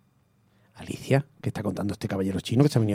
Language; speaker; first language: Spanish; native; Spanish